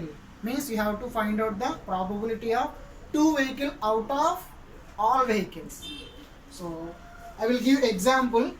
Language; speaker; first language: English; non-native, local second language; Telugu